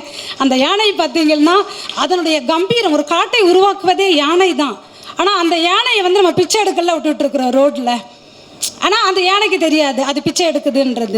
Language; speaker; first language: Tamil; native; Tamil